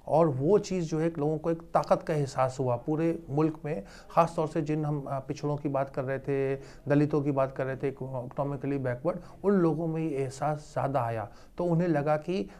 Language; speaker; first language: Urdu; native; Urdu